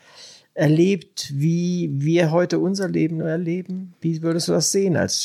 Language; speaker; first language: German; native; German